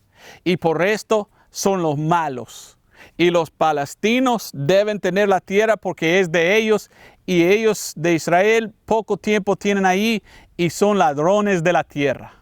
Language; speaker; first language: Spanish; non-native, learner; English